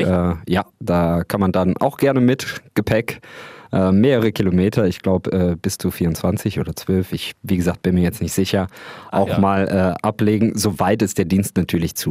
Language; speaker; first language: German; native; German